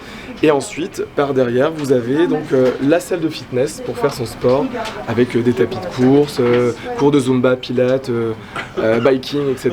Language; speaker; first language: French; native; French